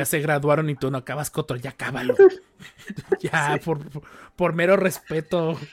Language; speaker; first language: Spanish; native; Spanish